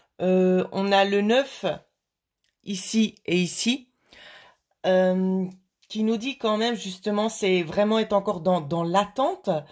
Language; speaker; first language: French; native; French